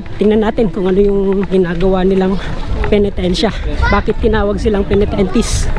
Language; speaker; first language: Filipino; native; Filipino